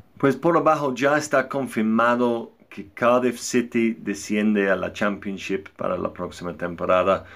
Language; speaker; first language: Spanish; non-native, fluent; English